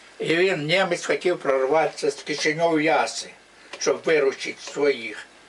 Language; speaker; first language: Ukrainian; native; Ukrainian